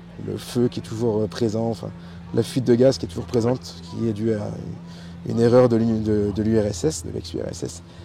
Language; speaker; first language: French; native; French